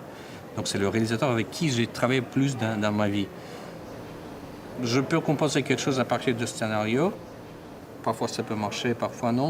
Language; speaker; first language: French; non-native, fluent; Russian